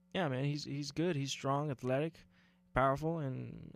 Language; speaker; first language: English; native; English